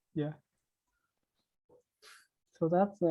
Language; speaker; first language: English; non-native, learner; Vietnamese